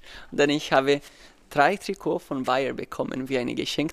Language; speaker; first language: German; non-native, learner; Portuguese